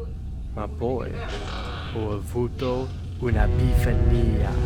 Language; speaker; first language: Italian; non-native, learner; English